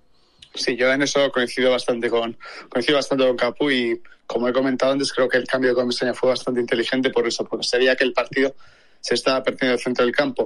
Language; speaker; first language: Spanish; native; Spanish